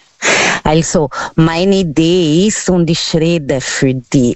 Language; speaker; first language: German; non-native, learner; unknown